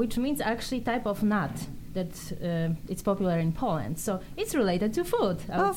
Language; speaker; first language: English; non-native, fluent; Polish